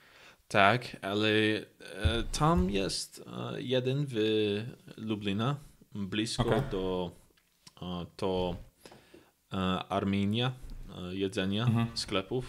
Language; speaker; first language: Polish; non-native, learner; English